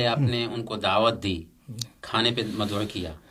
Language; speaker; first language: Urdu; native; Urdu